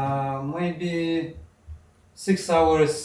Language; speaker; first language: English; non-native, learner; Russian